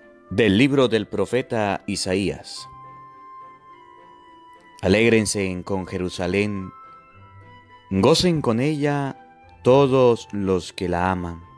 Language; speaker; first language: Spanish; native; Spanish